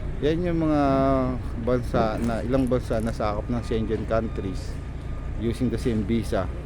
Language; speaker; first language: Filipino; native; Filipino